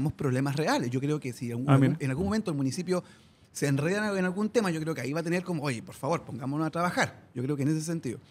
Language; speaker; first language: Spanish; native; Spanish